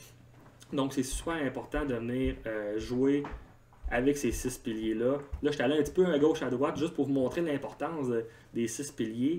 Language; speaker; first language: French; native; French